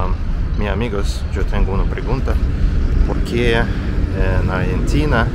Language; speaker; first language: Spanish; non-native, learner; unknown